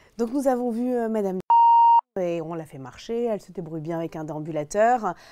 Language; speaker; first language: French; native; French